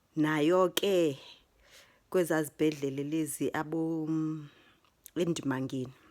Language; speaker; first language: Zulu; non-native, local second language; Xhosa